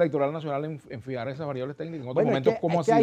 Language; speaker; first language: Spanish; native; Spanish